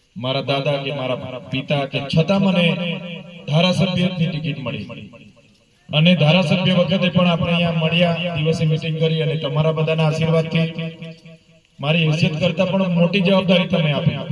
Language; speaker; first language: Gujarati; non-native, local second language; Vasavi